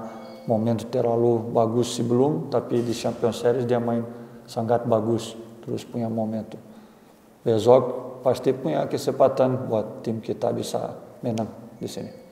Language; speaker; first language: Indonesian; non-native, fluent; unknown